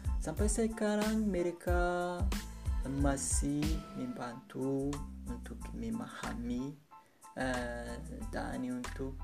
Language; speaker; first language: Indonesian; non-native, learner; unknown